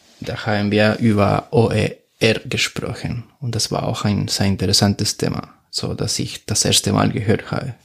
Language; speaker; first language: German; non-native, fluent; Spanish